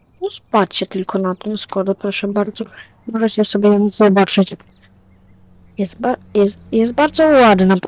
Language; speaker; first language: Polish; native; Polish